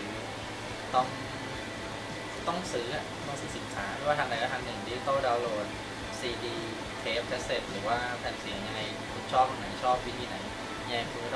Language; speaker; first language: Thai; native; Thai